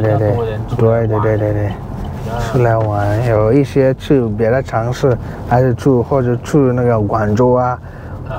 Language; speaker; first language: Chinese; non-native, learner; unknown